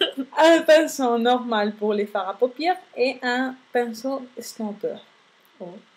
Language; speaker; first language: French; non-native, fluent; Spanish